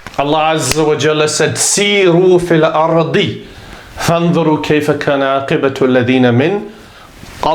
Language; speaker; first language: Arabic; non-native, fluent; English